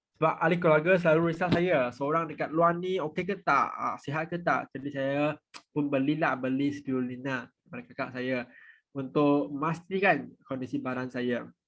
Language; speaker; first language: Malay; non-native, fluent; Vietnamese